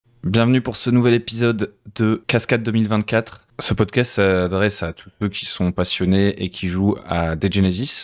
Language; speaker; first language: French; native; French